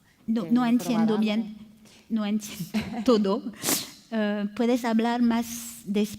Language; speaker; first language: Spanish; non-native, learner; French